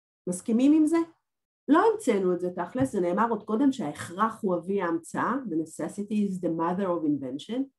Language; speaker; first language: Hebrew; native; Hebrew